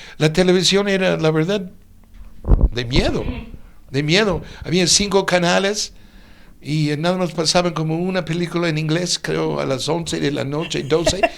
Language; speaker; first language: Spanish; non-native, fluent; English